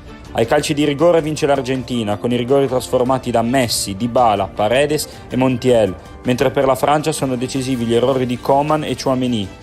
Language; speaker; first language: Italian; native; Italian